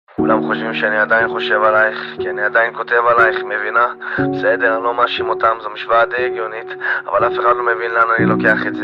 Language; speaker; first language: Hebrew; native; Hebrew